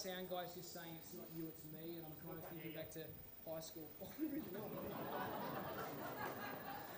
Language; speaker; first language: English; native; English